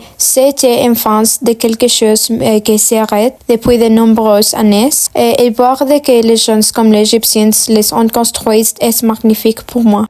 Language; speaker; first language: French; non-native, learner; Spanish